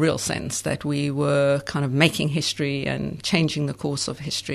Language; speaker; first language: English; native; English